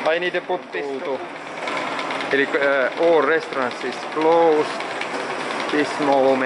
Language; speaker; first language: English; non-native, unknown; Finnish